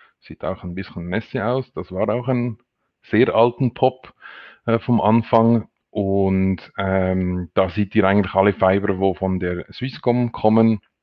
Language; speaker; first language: German; non-native, local second language; French